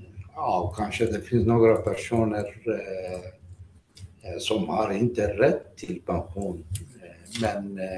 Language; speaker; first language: Swedish; non-native, fluent; Greek